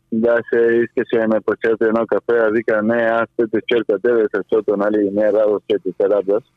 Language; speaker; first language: Bulgarian; non-native, fluent; Spanish